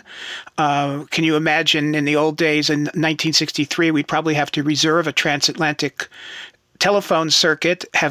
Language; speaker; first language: English; native; English